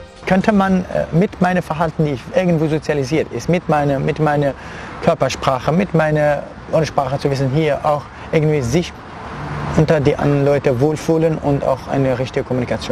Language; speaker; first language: German; non-native, fluent; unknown